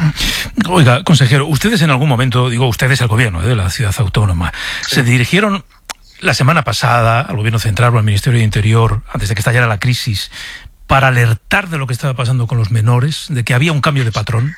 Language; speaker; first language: Spanish; native; Spanish